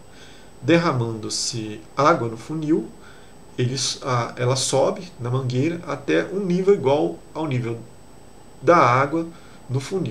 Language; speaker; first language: Portuguese; native; Portuguese